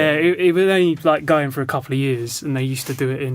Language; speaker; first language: English; native; English